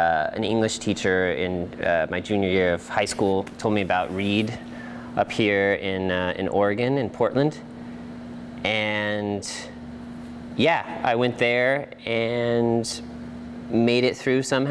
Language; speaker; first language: English; native; English